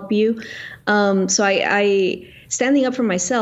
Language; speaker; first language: English; native; English